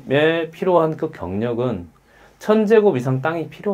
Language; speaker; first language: Korean; native; Korean